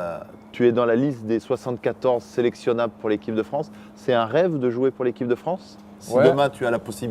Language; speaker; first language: French; native; French